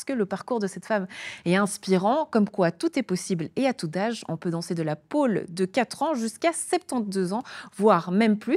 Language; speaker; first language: French; native; French